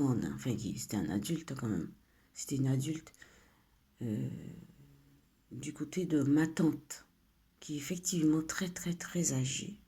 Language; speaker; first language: French; native; French